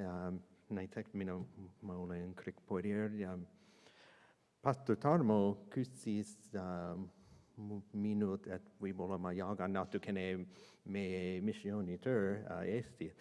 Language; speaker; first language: Estonian; non-native, learner; English